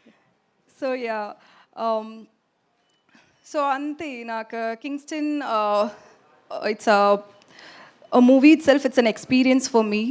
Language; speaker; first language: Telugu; non-native, learner; Tamil